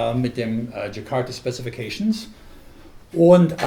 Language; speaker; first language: German; non-native, learner; English